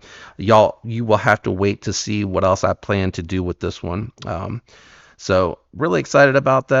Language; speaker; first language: English; native; English